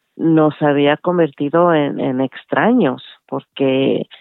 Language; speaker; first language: Spanish; native; Spanish